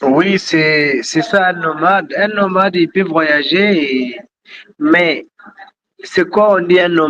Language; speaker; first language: French; non-native, local second language; Tamasheq